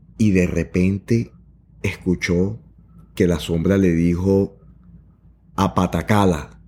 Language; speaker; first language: Spanish; native; Spanish